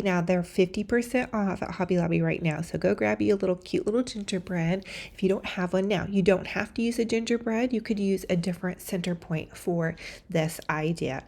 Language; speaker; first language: English; native; English